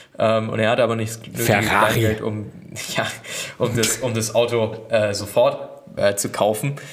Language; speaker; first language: German; native; German